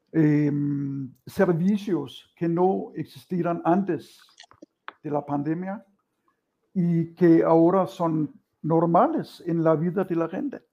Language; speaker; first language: Spanish; non-native, fluent; Danish